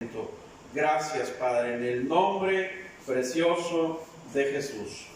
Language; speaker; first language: Spanish; native; Spanish